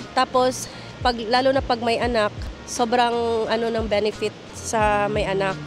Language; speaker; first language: Filipino; non-native, local second language; Cebuano